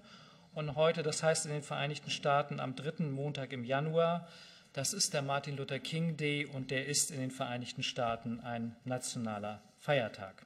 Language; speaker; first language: German; native; German